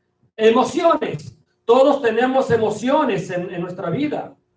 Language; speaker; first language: Spanish; native; Spanish